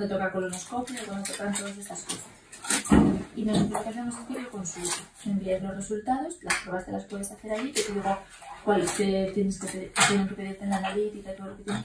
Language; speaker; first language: Spanish; native; Spanish